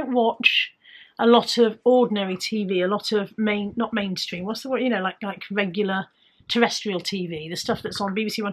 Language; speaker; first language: English; native; English